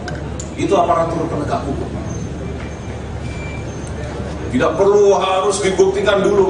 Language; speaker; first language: Indonesian; native; Indonesian